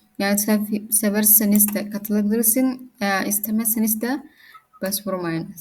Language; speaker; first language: Turkish; non-native, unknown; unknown